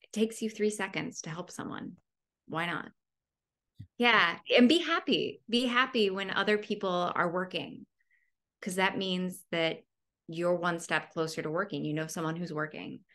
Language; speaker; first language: English; native; English